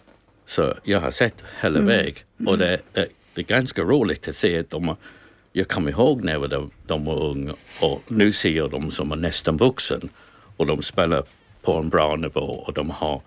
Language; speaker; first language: Swedish; non-native, fluent; English